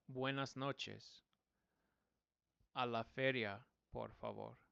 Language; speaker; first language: Spanish; non-native, fluent; English